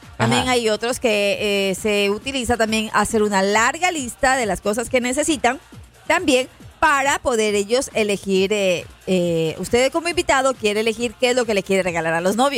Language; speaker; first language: Spanish; native; Spanish